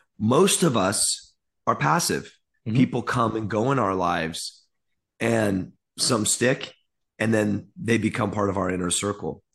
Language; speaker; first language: English; early bilingual, other home language; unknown